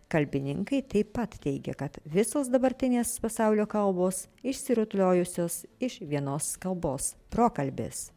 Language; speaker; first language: Lithuanian; early bilingual, heritage; Lithuanian